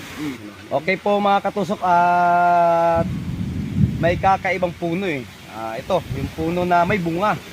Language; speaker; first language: Filipino; native; Filipino